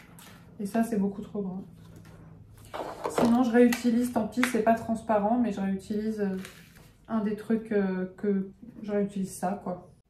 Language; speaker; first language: French; native; French